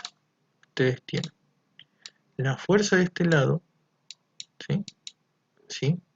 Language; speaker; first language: Spanish; native; Spanish